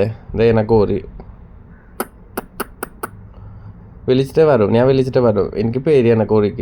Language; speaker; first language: Malayalam; non-native, local second language; Assamese